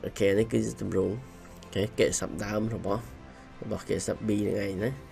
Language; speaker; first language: English; non-native, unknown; Khmer